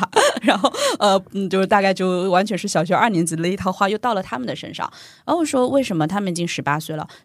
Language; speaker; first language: Chinese; native; Chinese